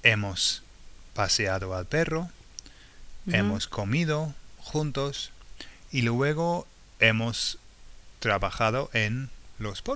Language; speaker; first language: Spanish; non-native, fluent; English